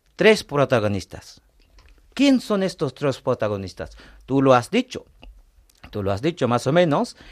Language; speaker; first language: Spanish; non-native, fluent; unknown